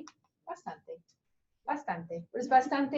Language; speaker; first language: Spanish; non-native, fluent; English